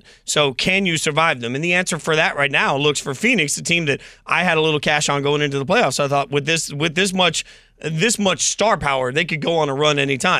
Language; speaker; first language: English; native; English